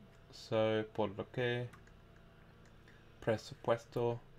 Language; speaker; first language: Spanish; non-native, learner; English